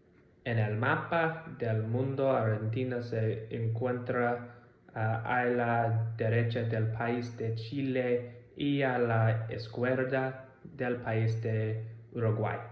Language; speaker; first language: Spanish; non-native, learner; English